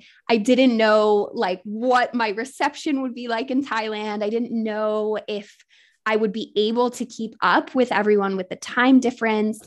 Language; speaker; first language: English; native; English